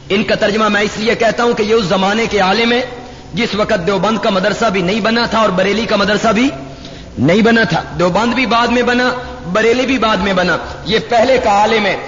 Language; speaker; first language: Urdu; native; Urdu